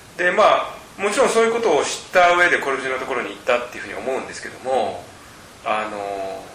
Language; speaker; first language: Japanese; native; Japanese